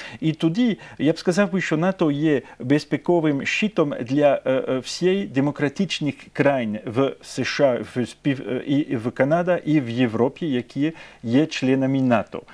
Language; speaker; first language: Ukrainian; non-native, fluent; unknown